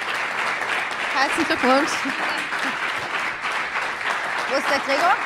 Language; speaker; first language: German; native; German